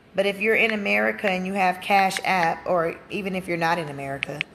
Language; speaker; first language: English; native; English